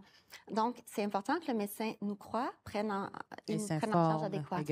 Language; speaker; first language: French; native; French